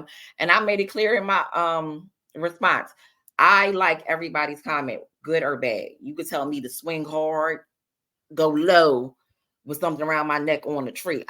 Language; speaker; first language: English; native; English